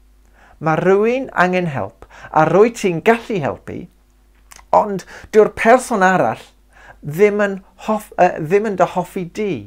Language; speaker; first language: Welsh; non-native, local second language; English